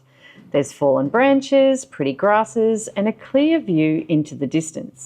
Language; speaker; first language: English; native; English